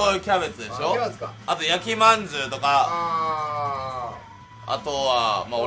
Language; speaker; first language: Japanese; native; Japanese